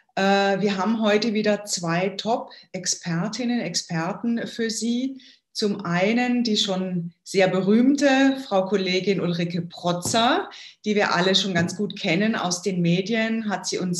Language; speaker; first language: German; native; German